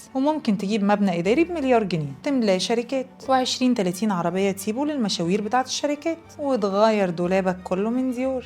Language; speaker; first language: Arabic; native; Arabic